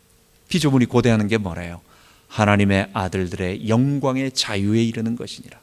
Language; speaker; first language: Korean; native; Korean